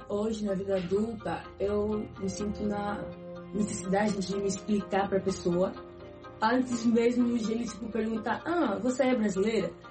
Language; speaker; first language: Portuguese; native; Portuguese